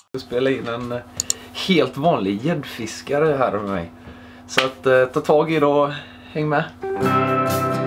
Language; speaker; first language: Swedish; early bilingual, other home language; Russian